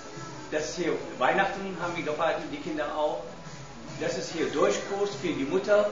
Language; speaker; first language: German; non-native, learner; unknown